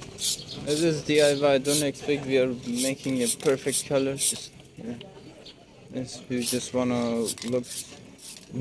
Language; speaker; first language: English; non-native, learner; Persian